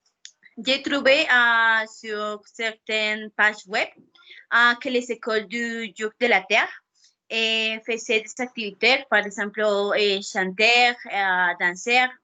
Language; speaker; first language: French; non-native, learner; Spanish